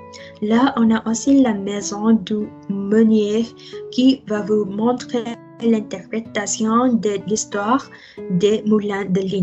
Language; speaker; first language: French; non-native, learner; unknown